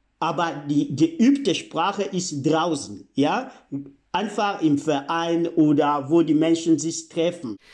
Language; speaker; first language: German; non-native, fluent; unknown